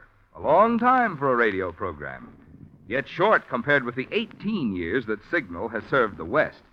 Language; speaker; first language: English; native; English